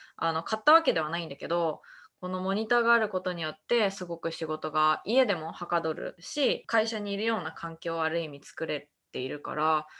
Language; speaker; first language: Japanese; early bilingual, heritage; Japanese